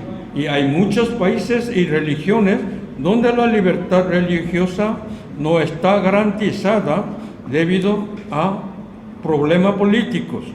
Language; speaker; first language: Spanish; non-native, fluent; Korean